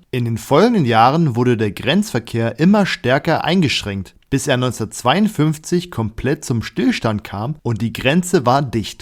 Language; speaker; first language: German; native; German